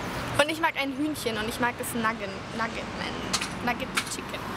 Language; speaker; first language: German; native; German